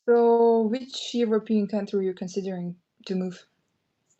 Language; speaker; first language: English; non-native, fluent; Kyrgyz